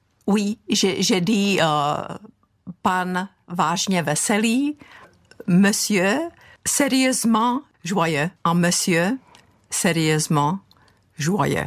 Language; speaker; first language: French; non-native, fluent; Czech